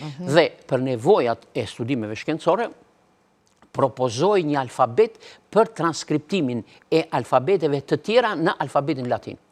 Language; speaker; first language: Albanian; native; Albanian